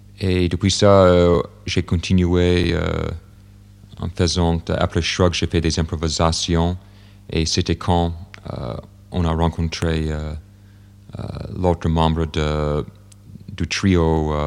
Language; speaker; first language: French; non-native, fluent; English